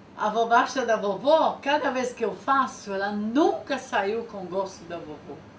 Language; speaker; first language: Portuguese; non-native, fluent; French